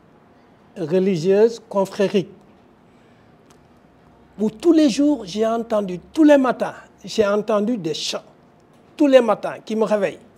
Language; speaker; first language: French; non-native, local second language; Wolof